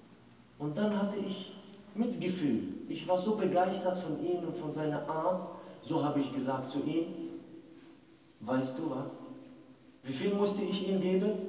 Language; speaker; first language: German; non-native, fluent; Arabic